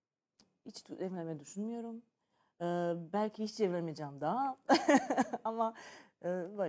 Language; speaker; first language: Turkish; non-native, learner; Serbian